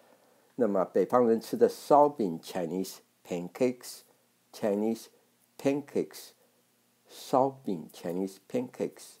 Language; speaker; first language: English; non-native, fluent; Chinese